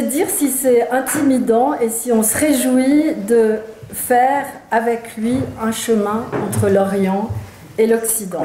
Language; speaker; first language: French; native; French